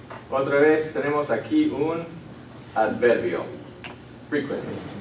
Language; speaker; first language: Spanish; non-native, fluent; English